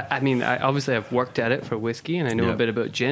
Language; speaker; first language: English; native; English